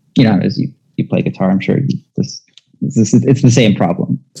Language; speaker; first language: English; native; English